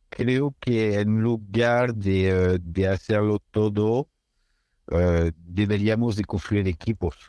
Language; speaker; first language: Spanish; non-native, fluent; French